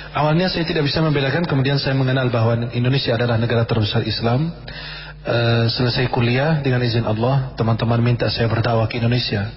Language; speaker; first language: Indonesian; non-native, fluent; Arabic